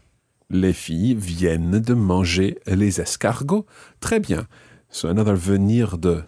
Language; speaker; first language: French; non-native, fluent; English